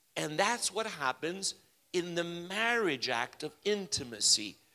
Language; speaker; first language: English; early bilingual, other home language; Ukrainian